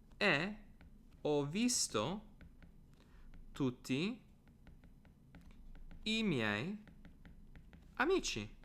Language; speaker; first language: Italian; non-native, fluent; English